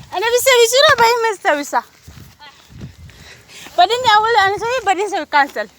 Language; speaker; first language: Arabic; non-native, learner; Oromo